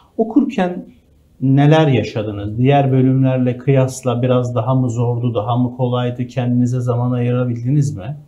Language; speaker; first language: Turkish; native; Turkish